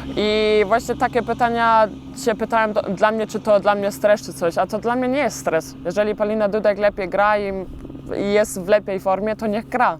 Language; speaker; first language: Polish; early bilingual, heritage; Polish